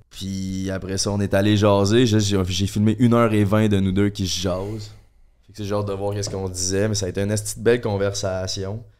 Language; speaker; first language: French; native; French